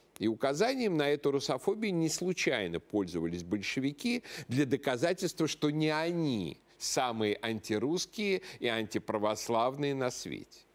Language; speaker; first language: Russian; native; Russian